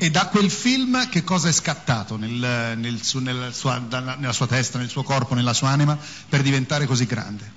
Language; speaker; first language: Italian; native; Italian